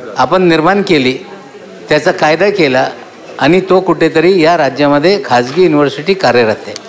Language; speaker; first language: Marathi; non-native, local second language; Urdu